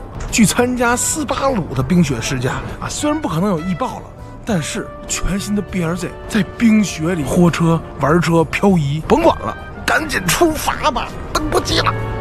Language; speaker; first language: Chinese; native; Chinese